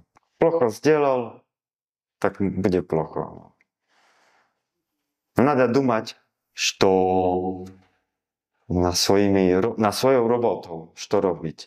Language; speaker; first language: Russian; non-native, learner; Slovak